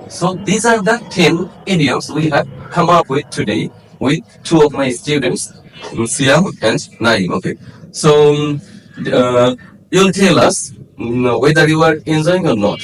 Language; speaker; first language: English; non-native, local second language; Bangla